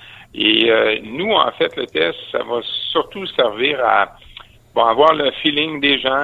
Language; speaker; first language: French; native; French